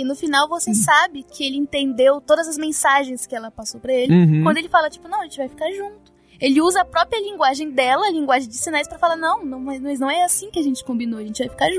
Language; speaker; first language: Portuguese; native; Portuguese